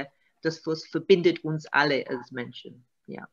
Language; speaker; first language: German; non-native, learner; Maltese